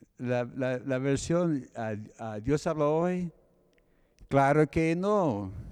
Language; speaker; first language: Spanish; non-native, fluent; English